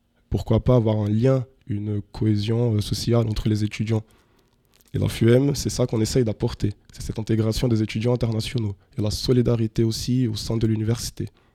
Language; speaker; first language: French; non-native, fluent; Portuguese